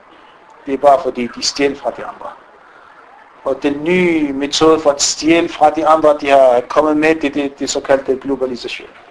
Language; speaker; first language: Danish; non-native, fluent; Arabic